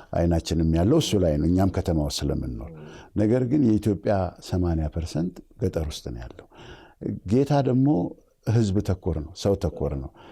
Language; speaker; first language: Amharic; native; Amharic